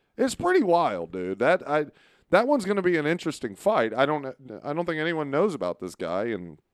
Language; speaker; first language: English; native; English